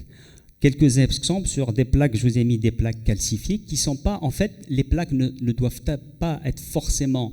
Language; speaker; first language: French; non-native, local second language; Arabic